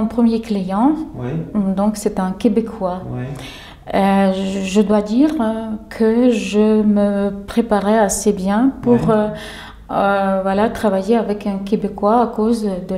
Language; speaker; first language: French; non-native, fluent; Ukrainian